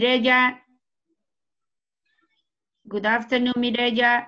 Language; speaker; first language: English; non-native, learner; Spanish